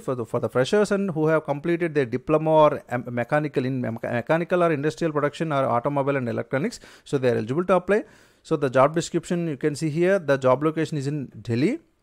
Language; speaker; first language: English; non-native, local second language; Telugu